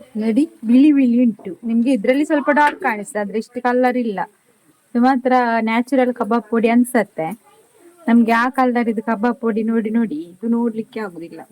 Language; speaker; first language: Kannada; native; Kannada